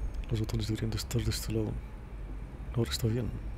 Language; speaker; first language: Spanish; native; Spanish